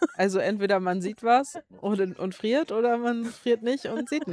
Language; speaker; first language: German; native; German